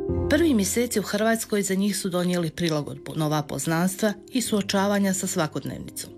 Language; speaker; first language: Serbian; native; Serbian